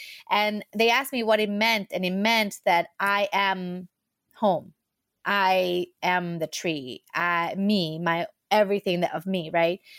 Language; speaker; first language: English; early bilingual, heritage; English